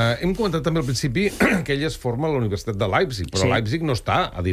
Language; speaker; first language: Catalan; native; Catalan